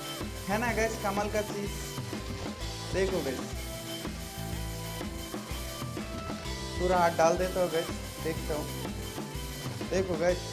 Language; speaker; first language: Hindi; non-native, learner; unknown